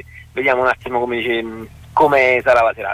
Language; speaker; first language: Italian; native; Italian